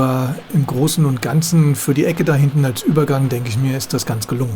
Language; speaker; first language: German; native; German